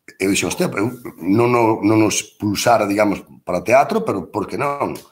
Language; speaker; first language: Galician; native; Galician